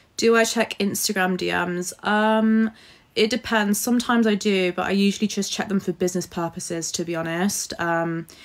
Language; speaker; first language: English; native; English